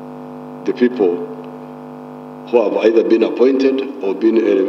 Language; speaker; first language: English; non-native, local second language; Nyankole